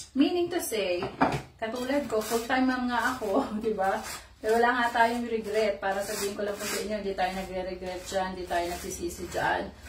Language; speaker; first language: Filipino; native; Filipino